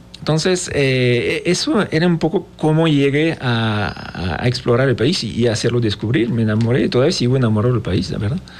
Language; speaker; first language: Spanish; non-native, fluent; French